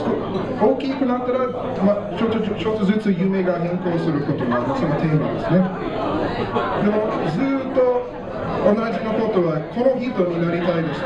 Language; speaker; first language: Japanese; non-native, learner; English